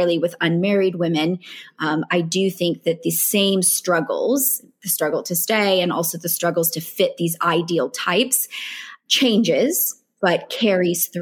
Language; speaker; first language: English; native; English